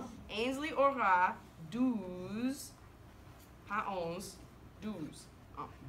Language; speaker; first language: French; non-native, fluent; English